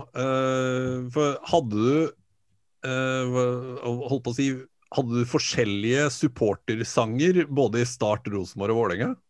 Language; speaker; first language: Norwegian; native; Norwegian